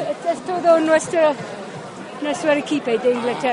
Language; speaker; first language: Spanish; non-native, learner; English